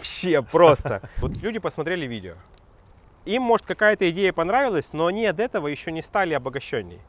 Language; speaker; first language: Russian; native; Russian